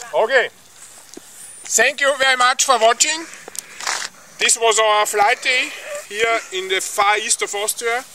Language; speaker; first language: English; non-native, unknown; German